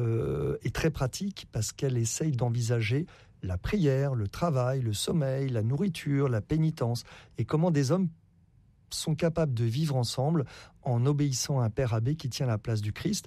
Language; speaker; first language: French; native; French